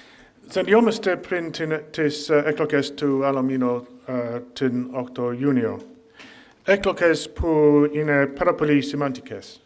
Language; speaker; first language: Greek; non-native, fluent; English